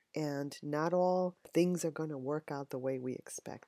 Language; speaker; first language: English; native; English